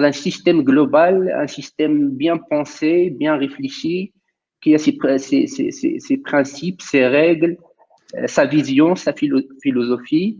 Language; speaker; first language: French; non-native, local second language; Arabic